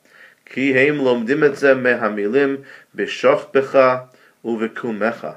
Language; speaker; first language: Hebrew; non-native, fluent; English